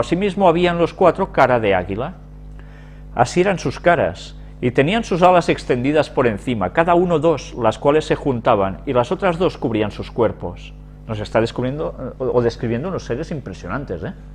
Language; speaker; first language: Spanish; native; Spanish